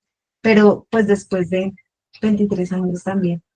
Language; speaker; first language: Spanish; native; Spanish